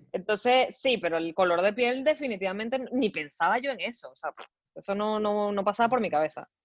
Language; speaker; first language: Spanish; native; Spanish